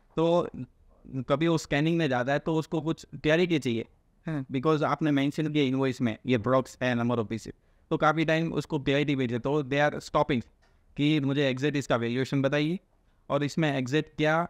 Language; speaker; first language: Hindi; non-native, local second language; Gujarati